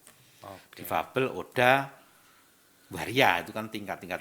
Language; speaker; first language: Indonesian; native; Indonesian